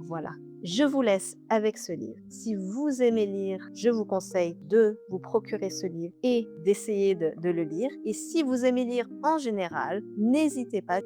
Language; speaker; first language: French; native; French